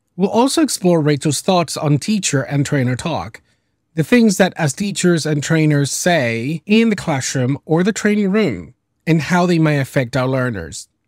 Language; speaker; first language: English; early bilingual, other home language; Spanish